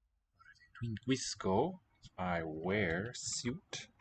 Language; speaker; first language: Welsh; non-native, learner; English